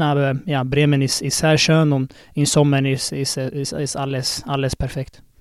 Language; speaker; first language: German; non-native, learner; Swedish